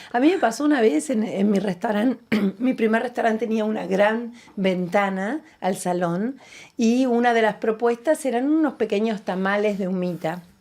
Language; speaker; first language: Spanish; native; Spanish